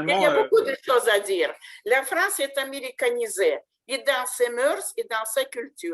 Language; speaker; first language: French; non-native, fluent; Russian